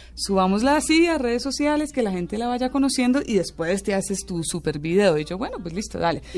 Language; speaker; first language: Spanish; native; Spanish